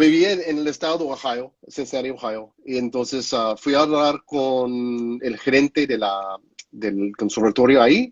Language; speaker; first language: Spanish; non-native, fluent; English